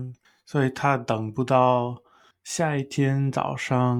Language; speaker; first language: Chinese; non-native, fluent; English